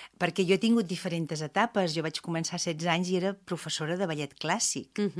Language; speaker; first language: Catalan; native; Catalan